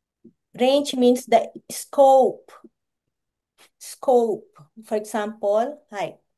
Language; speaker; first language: English; non-native, local second language; Filipino